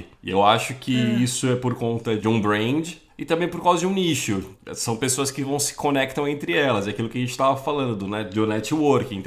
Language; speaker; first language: Portuguese; native; Portuguese